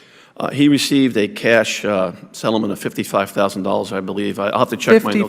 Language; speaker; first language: English; native; English